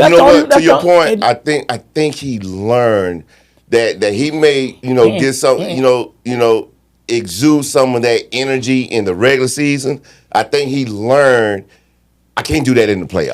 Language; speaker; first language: English; native; English